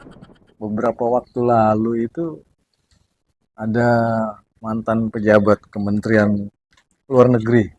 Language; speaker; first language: Indonesian; native; Indonesian